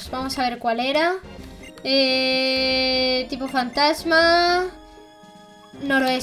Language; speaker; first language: Spanish; native; Spanish